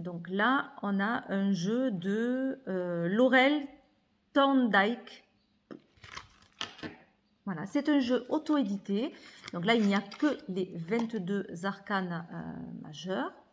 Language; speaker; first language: French; native; French